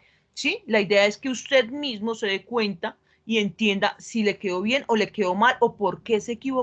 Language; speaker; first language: Spanish; native; Spanish